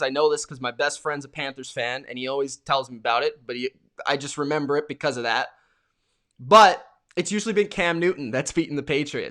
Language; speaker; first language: English; native; English